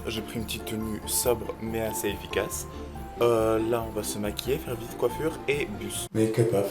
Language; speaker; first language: French; native; French